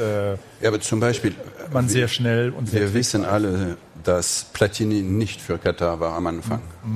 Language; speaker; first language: German; non-native, fluent; French